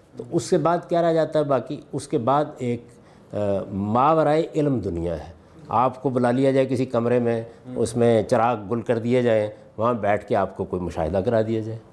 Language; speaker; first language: Urdu; non-native, local second language; Punjabi